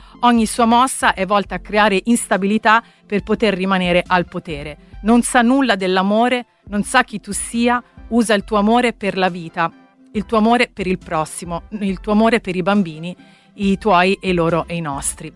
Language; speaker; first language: Italian; native; Italian